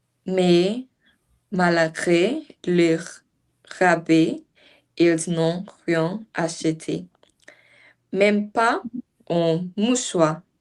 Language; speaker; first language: French; non-native, learner; English